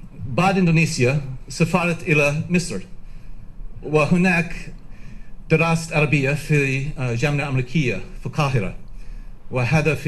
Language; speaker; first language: Arabic; non-native, learner; English